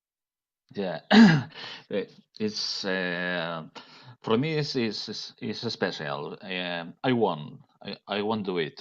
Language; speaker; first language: English; non-native, learner; Catalan